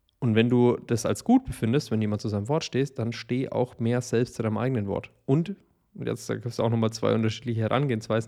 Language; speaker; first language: German; native; German